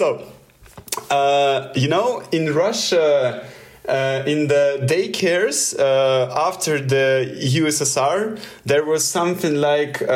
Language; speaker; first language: English; non-native, learner; Russian